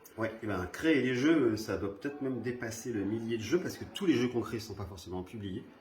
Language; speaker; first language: French; early bilingual, other home language; Spanish